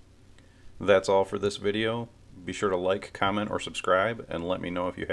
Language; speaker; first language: English; native; English